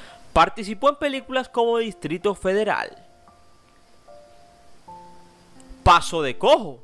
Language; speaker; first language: Spanish; native; Spanish